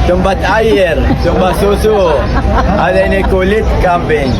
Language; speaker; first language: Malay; non-native, learner; Arabic